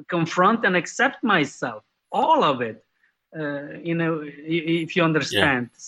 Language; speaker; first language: English; non-native, fluent; Slovenian